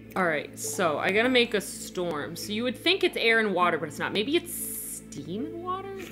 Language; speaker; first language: English; native; English